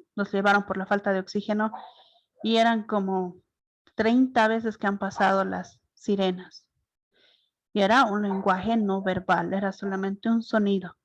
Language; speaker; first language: Spanish; native; Spanish